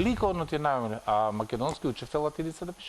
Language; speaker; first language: Macedonian; native; Macedonian